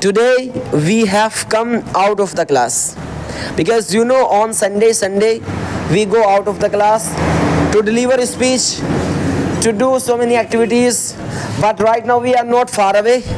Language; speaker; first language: English; non-native, learner; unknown